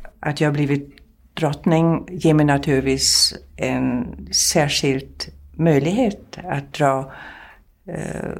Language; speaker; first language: Swedish; non-native, fluent; German